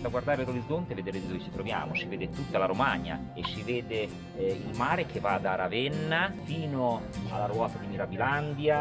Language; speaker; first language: Italian; native; Italian